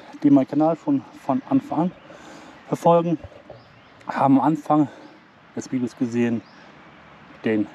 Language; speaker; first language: German; native; German